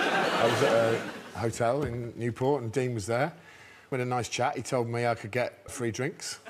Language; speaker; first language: English; native; English